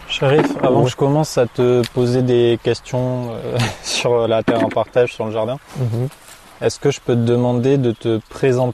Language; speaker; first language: French; native; French